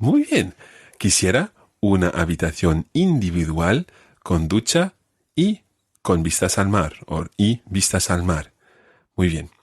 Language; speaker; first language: Spanish; non-native, fluent; English